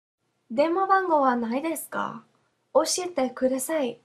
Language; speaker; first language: Japanese; non-native, learner; English